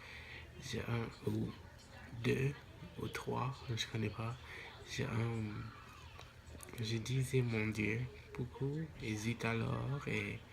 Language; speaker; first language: French; non-native, local second language; English